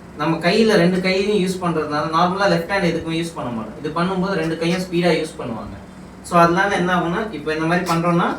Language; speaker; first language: Tamil; native; Tamil